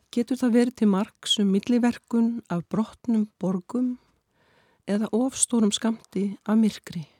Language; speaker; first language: Icelandic; native; Icelandic